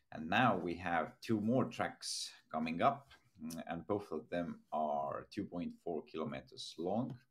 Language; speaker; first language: English; non-native, fluent; Estonian